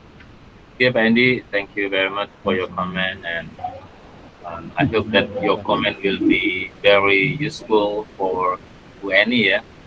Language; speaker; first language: English; non-native, fluent; Indonesian